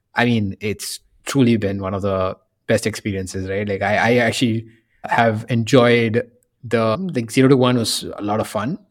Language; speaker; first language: English; non-native, local second language; Tamil